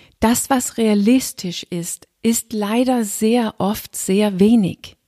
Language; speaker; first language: German; non-native, fluent; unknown